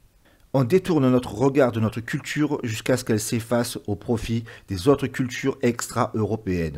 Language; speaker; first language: French; native; French